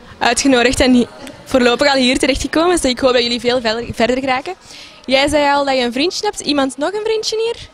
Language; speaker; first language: Dutch; native; Dutch